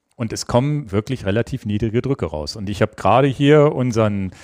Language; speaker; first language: German; native; German